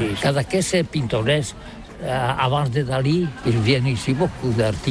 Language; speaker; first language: French; non-native, learner; Catalan